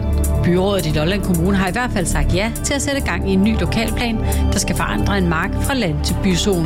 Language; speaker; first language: Danish; native; Danish